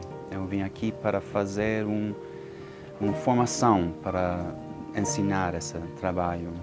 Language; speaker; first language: Portuguese; non-native, learner; English